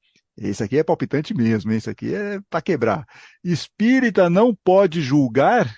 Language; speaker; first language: Portuguese; native; Portuguese